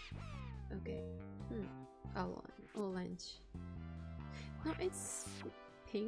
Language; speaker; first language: English; non-native, learner; Japanese